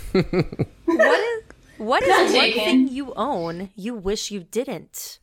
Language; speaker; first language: English; native; English